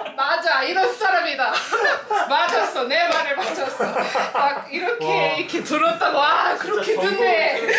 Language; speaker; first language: Korean; non-native, fluent; English